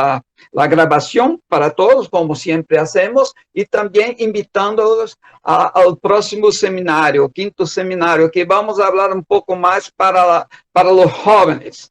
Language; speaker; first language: Spanish; non-native, fluent; Portuguese